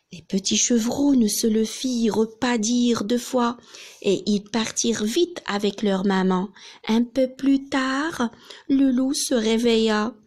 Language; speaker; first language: French; non-native, local second language; Arabic